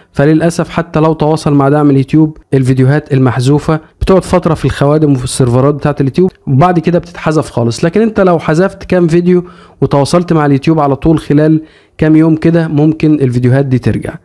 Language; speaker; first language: Arabic; native; Arabic